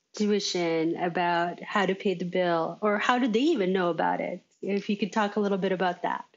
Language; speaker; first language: English; native; English